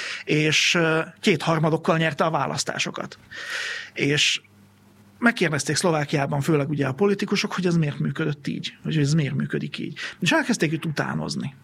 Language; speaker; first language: Hungarian; native; Hungarian